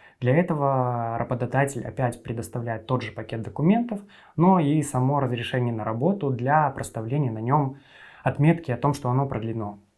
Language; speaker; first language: Russian; native; Russian